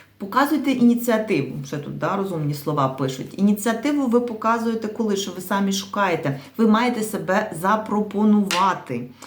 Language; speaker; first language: Ukrainian; native; Ukrainian